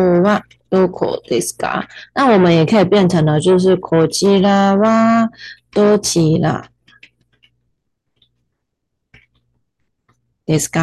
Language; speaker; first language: Japanese; non-native, fluent; Chinese